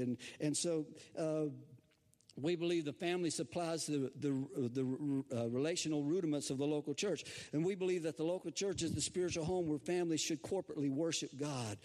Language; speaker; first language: English; native; English